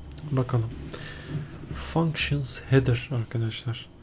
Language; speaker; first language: Turkish; native; Turkish